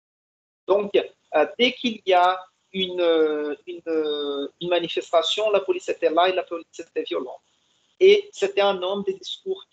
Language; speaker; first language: French; non-native, fluent; Portuguese